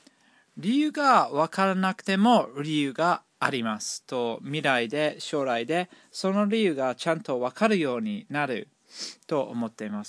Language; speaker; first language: Japanese; non-native, fluent; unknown